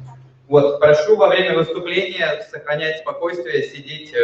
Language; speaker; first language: Russian; native; Russian